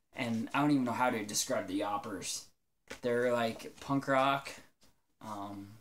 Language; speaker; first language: English; native; English